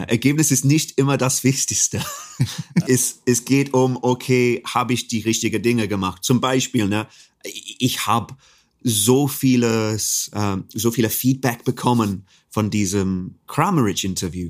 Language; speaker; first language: German; non-native, fluent; English